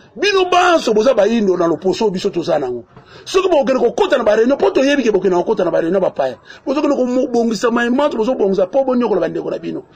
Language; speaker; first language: Lingala; non-native, local second language; Kongo